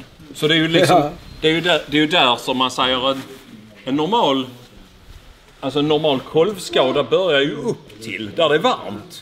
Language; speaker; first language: Swedish; native; Swedish